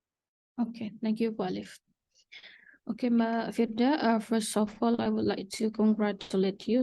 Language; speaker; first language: English; non-native, fluent; Indonesian